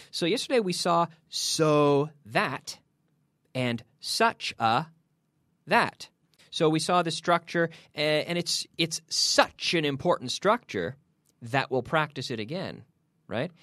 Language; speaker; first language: English; native; English